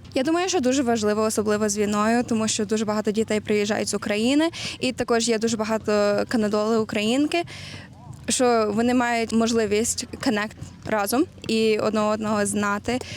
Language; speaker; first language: Ukrainian; early bilingual, heritage; Ukrainian